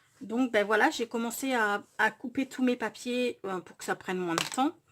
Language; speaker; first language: French; native; French